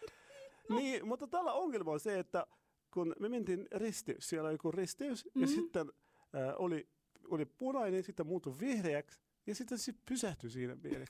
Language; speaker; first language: Finnish; non-native, fluent; Arabic